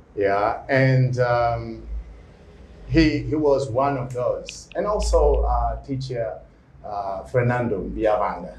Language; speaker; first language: English; non-native, fluent; Portuguese